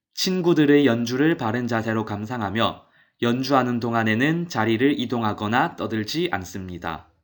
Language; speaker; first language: Korean; native; Korean